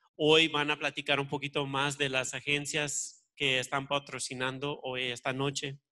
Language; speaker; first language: Spanish; early bilingual, heritage; Spanish